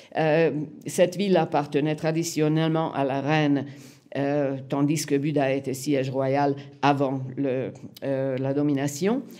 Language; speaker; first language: French; non-native, fluent; Hungarian